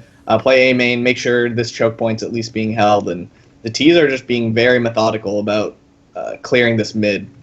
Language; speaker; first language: English; native; English